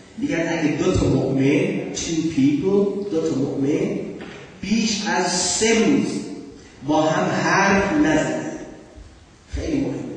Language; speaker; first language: Persian; non-native, fluent; Urdu